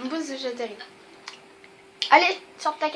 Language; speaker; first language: French; native; French